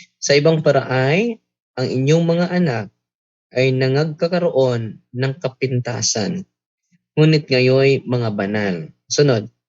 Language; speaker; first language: Filipino; non-native, local second language; Cebuano